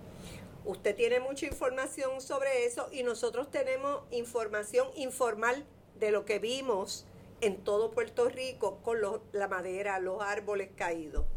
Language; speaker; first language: Spanish; native; Spanish